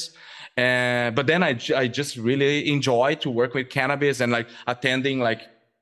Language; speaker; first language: English; non-native, fluent; Portuguese